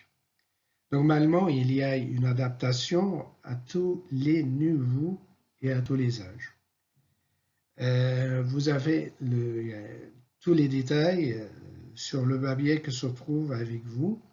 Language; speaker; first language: French; non-native, fluent; Arabic